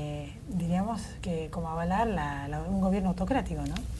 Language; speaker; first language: Spanish; native; Spanish